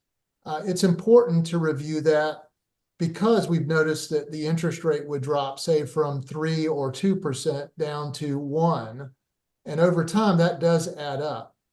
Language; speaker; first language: English; native; English